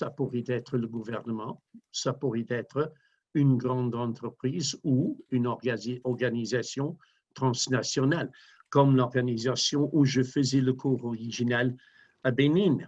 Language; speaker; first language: French; non-native, fluent; English